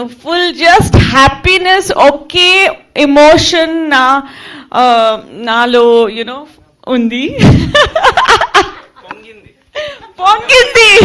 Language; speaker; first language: Telugu; non-native, fluent; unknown